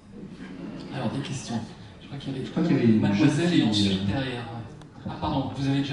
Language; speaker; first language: French; native; French